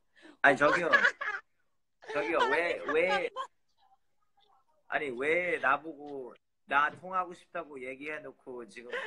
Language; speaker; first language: Korean; early bilingual, heritage; Korean